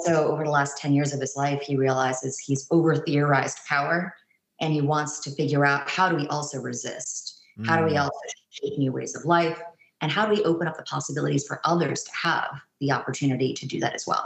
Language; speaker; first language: English; native; English